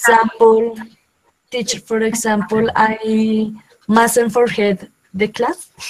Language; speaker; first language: English; non-native, learner; Spanish